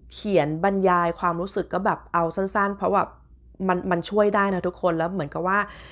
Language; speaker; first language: Thai; native; Thai